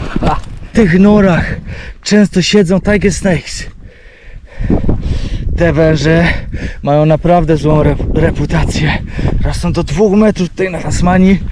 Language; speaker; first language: Polish; native; Polish